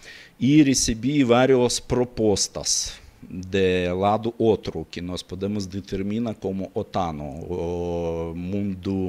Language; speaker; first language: Portuguese; non-native, learner; Russian